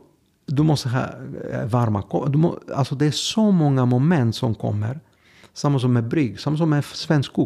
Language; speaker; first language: Swedish; non-native, fluent; Greek